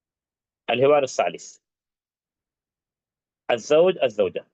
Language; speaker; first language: Arabic; non-native, fluent; Urdu